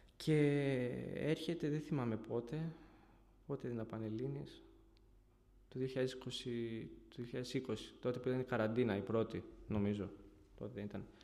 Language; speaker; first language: Greek; early bilingual, other home language; Bulgarian